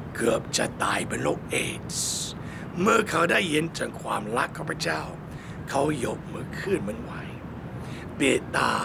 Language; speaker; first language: Thai; non-native, fluent; English